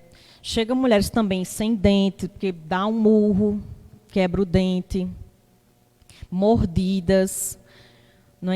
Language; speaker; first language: Portuguese; native; Portuguese